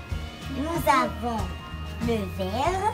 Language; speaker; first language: French; non-native, local second language; Haitian Creole